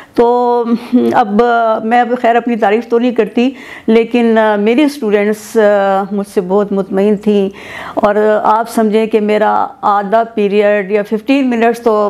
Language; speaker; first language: Urdu; non-native, local second language; Persian